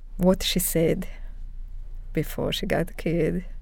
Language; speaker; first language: English; non-native, local second language; Kinyarwanda